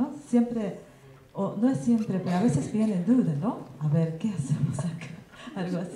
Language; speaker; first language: Spanish; non-native, learner; Japanese